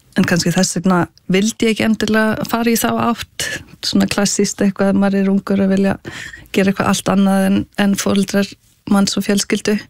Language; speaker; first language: Icelandic; early bilingual, heritage; English